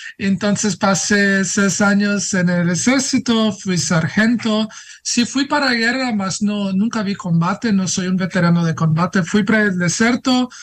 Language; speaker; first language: Spanish; non-native, fluent; Portuguese